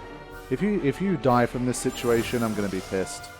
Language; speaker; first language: English; native; English